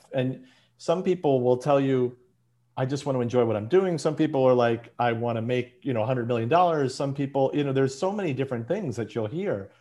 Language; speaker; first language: English; native; English